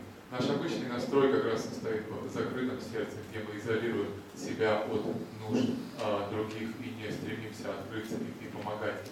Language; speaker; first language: Russian; native; Russian